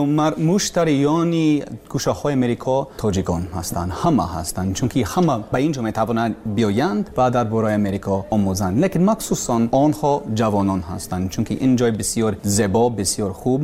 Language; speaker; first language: Persian; non-native, learner; English